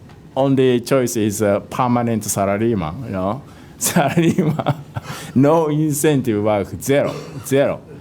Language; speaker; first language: English; non-native, fluent; Japanese